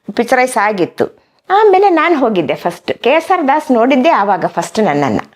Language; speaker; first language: Kannada; native; Kannada